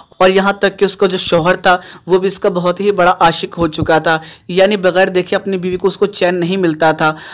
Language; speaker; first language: Urdu; native; Urdu